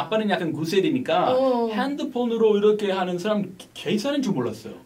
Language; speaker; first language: Korean; non-native, fluent; English